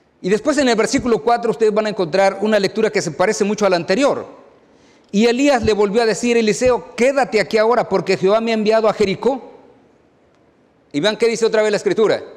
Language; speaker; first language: Spanish; native; Spanish